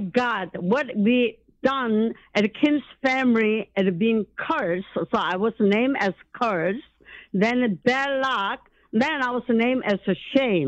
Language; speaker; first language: English; non-native, learner; Korean